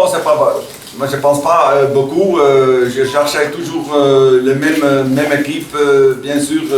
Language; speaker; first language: French; non-native, learner; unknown